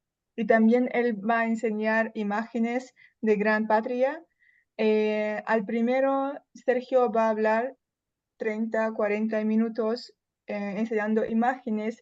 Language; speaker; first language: Spanish; non-native, fluent; Russian